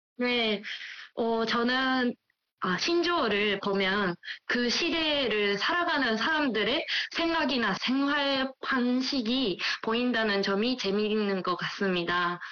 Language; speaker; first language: Korean; non-native, fluent; Japanese